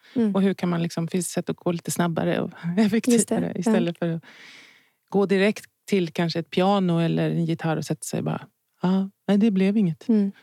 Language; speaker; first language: Swedish; native; Swedish